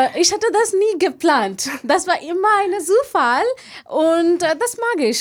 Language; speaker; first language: German; non-native, learner; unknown